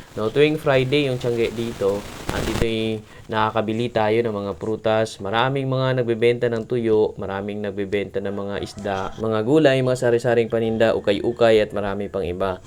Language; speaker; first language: Filipino; non-native, local second language; Cebuano